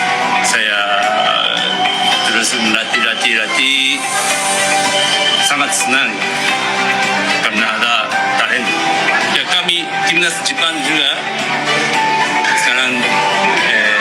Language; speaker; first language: Indonesian; non-native, learner; Japanese